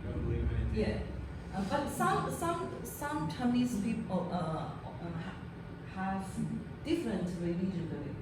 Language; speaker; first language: English; non-native, learner; Chinese